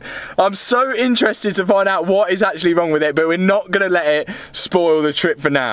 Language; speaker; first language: English; native; English